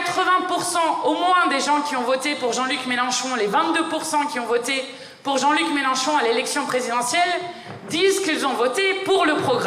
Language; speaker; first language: French; native; French